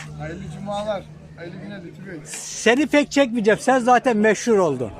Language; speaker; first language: Turkish; native; Turkish